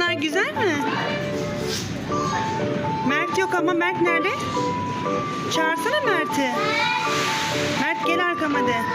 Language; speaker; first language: Turkish; native; Turkish